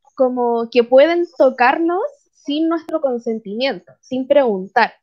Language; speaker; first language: Spanish; native; Spanish